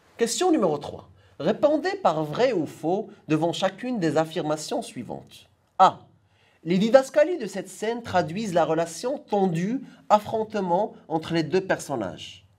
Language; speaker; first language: French; non-native, local second language; Arabic